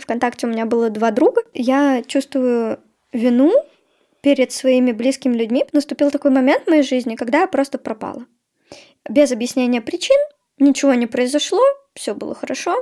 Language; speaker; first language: Russian; native; Russian